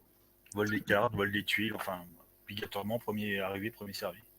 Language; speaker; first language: French; native; French